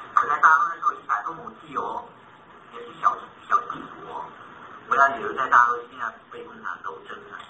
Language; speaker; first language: Chinese; native; Chinese